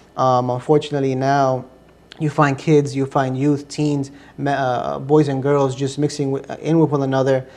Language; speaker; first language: English; early bilingual, other home language; Spanish